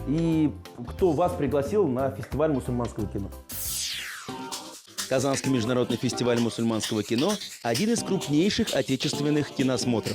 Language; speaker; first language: Russian; native; Russian